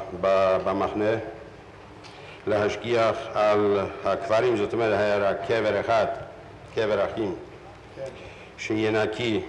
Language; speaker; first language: Hebrew; non-native, fluent; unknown